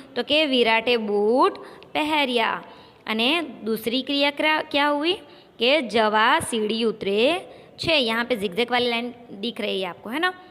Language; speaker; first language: Hindi; non-native, local second language; Gujarati